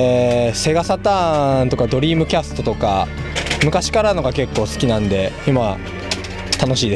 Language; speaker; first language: Japanese; native; Japanese